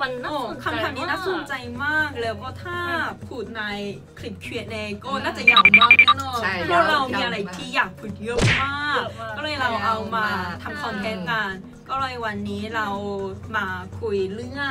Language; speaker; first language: Thai; non-native, learner; Korean